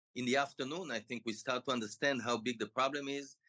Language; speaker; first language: English; non-native, fluent; Hebrew